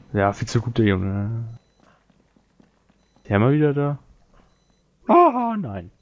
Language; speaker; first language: German; native; German